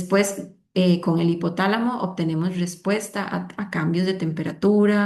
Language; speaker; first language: Spanish; native; Spanish